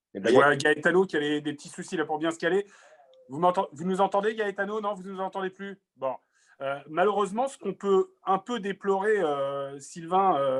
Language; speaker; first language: French; native; French